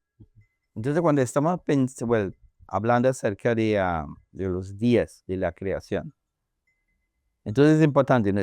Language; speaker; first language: Spanish; non-native, learner; English